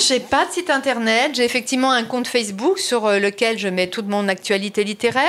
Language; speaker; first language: French; native; French